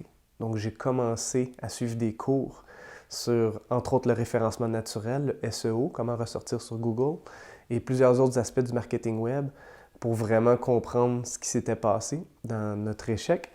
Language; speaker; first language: French; native; French